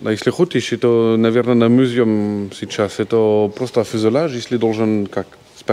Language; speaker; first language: Russian; non-native, learner; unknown